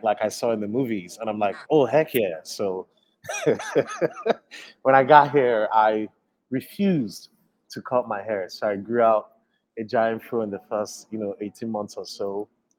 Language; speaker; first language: English; non-native, local second language; Igbo